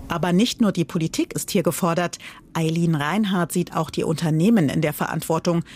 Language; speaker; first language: German; native; German